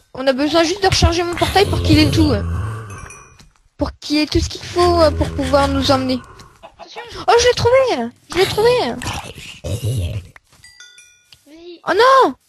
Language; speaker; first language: French; native; French